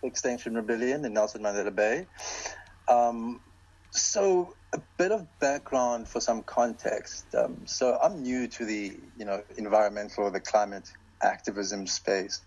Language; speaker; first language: English; non-native, local second language; Xhosa